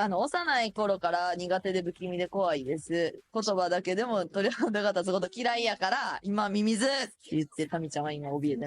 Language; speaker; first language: Japanese; native; Japanese